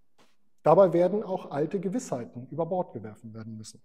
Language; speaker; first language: German; native; German